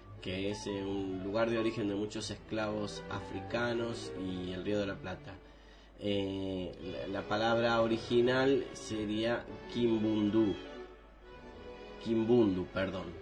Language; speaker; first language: Spanish; native; Spanish